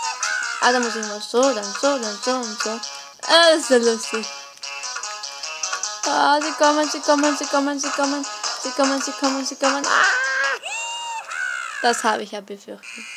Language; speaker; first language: German; native; German